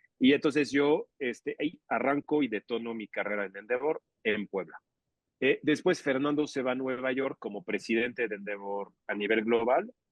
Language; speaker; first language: Spanish; non-native, fluent; French